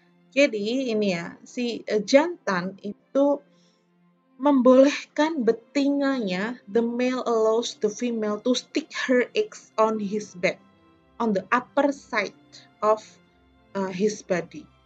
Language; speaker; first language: English; non-native, fluent; Indonesian